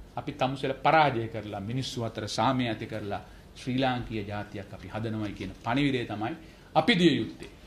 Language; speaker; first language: Sinhala; non-native, local second language; Tamil